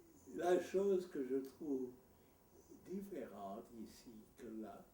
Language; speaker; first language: French; non-native, fluent; English